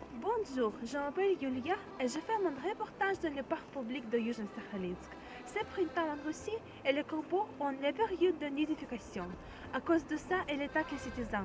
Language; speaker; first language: French; non-native, learner; Russian